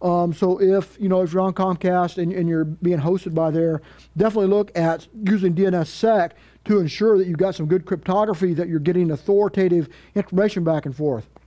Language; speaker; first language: English; native; English